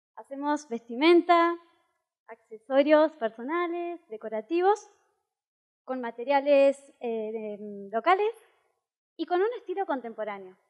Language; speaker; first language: Spanish; native; Spanish